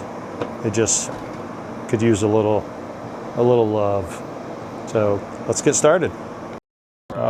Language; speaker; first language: English; native; English